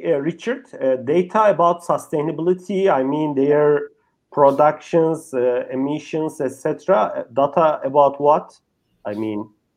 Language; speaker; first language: English; non-native, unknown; Turkish